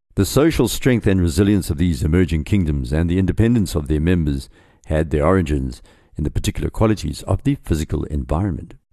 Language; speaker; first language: English; native; English